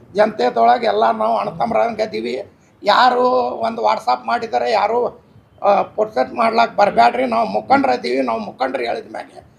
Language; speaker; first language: Kannada; non-native, local second language; Urdu